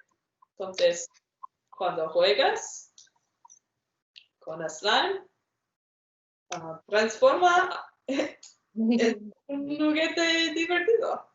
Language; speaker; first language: Spanish; non-native, fluent; English